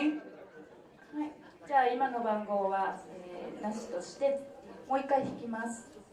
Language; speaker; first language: Japanese; native; Japanese